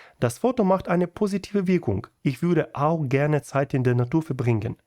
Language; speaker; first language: German; non-native, fluent; Ukrainian